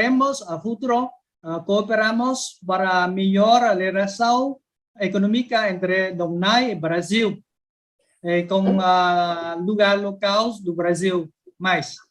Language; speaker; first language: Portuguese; non-native, learner; Vietnamese